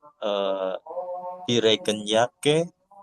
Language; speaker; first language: German; non-native, learner; Indonesian